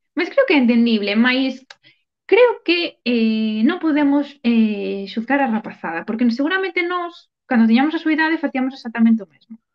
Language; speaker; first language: Galician; non-native, local second language; Spanish